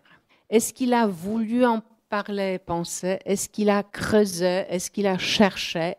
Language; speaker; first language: French; non-native, fluent; Polish